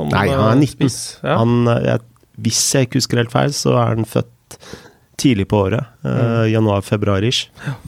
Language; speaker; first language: Norwegian; native; Norwegian